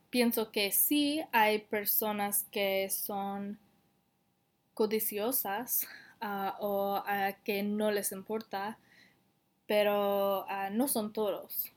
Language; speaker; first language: Spanish; non-native, learner; English